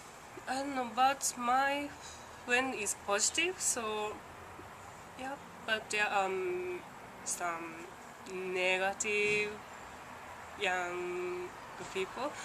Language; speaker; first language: English; non-native, learner; Japanese